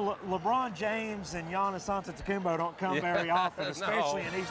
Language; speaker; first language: English; native; English